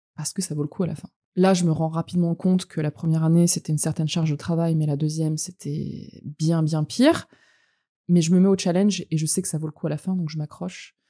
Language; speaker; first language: French; native; French